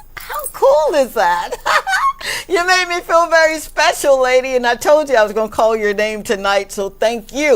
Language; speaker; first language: English; native; English